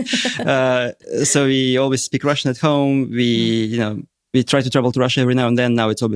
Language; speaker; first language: English; non-native, fluent; Russian